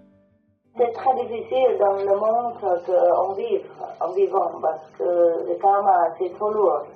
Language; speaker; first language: French; non-native, learner; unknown